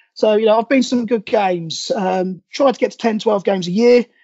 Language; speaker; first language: English; native; English